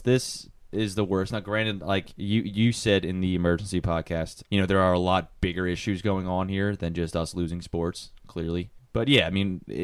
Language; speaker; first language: English; native; English